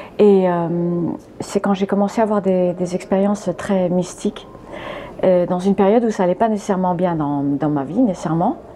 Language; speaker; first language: French; early bilingual, other home language; English